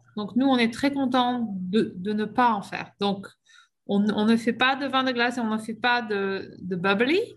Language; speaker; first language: French; native; French